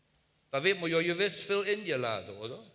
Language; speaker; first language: German; native; German